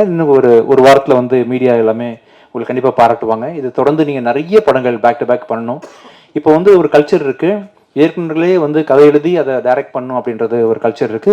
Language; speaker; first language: Tamil; native; Tamil